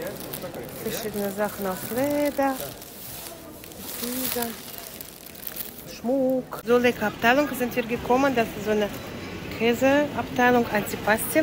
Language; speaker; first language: German; non-native, fluent; Latvian